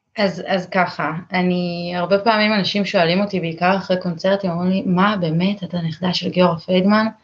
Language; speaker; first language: Hebrew; native; Hebrew